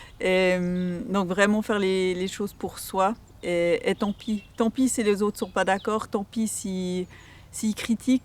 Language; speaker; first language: French; native; French